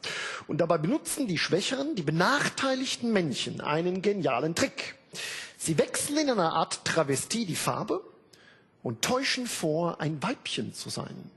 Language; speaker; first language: German; native; German